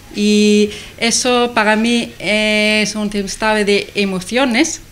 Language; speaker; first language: Spanish; non-native, learner; German